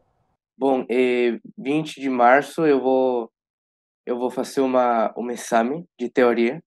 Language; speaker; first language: Portuguese; early bilingual, other home language; Spanish